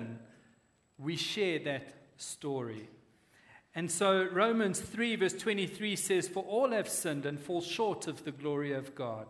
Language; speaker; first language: English; native; English